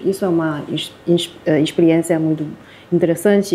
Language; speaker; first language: Portuguese; non-native, fluent; Chinese